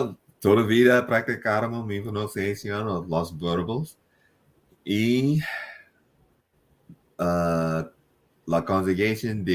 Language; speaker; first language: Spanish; non-native, learner; English